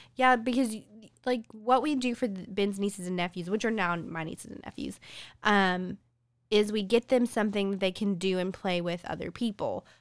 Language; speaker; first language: English; early bilingual, other home language; Spanish